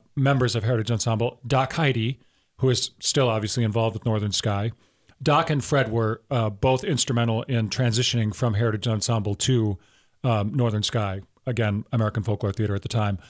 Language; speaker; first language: English; native; English